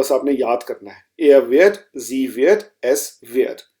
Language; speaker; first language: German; non-native, fluent; Urdu